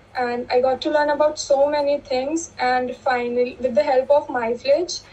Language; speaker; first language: English; non-native, local second language; Hindi